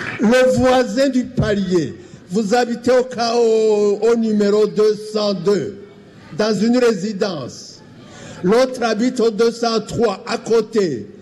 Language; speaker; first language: French; non-native, local second language; Rundi